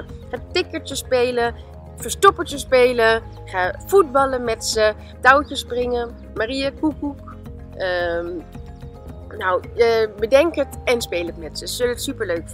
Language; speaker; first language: Dutch; native; Dutch